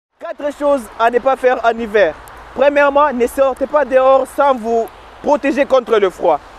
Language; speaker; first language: French; non-native, local second language; Swahili